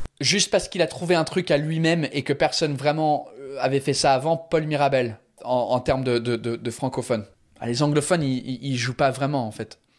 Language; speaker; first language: French; early bilingual, other home language; English